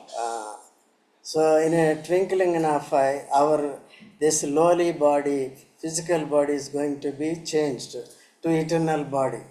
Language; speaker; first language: English; non-native, local second language; Telugu